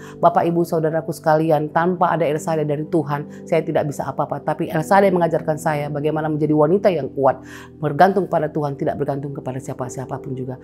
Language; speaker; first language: Indonesian; native; Indonesian